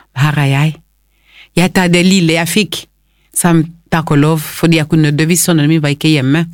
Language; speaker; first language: Norwegian; non-native, fluent; Lingala